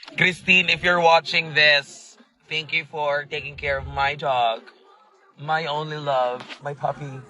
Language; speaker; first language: English; non-native, local second language; Cebuano